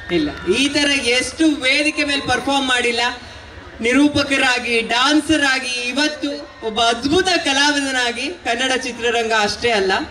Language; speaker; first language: Kannada; native; Kannada